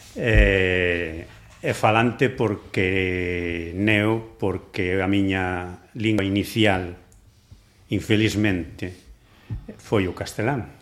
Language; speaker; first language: Galician; non-native, local second language; Spanish